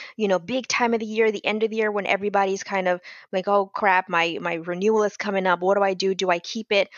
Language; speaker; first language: English; non-native, local second language; Bangla